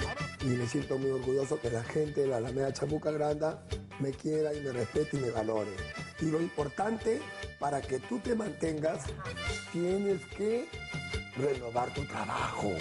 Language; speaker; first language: Spanish; native; Spanish